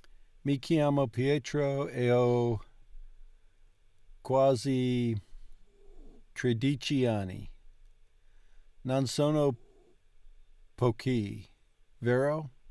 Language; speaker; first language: Italian; non-native, learner; English